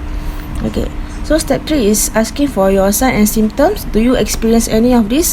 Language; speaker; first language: English; non-native, local second language; Malay